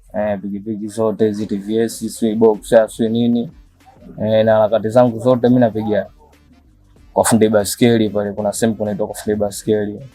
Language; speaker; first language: Swahili; native; Swahili